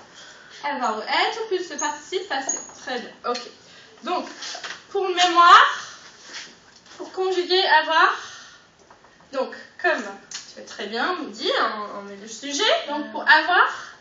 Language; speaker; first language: French; non-native, fluent; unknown